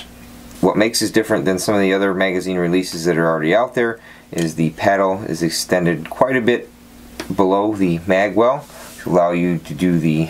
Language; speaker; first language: English; native; English